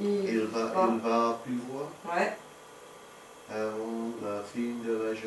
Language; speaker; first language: French; non-native, learner; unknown